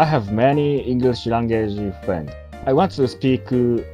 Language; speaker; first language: English; non-native, learner; Japanese